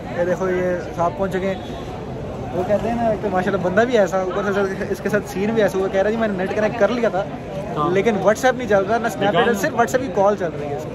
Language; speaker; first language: Urdu; native; Urdu